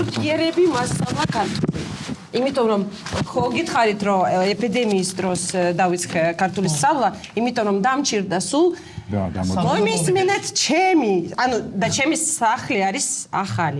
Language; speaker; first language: Georgian; non-native, fluent; Russian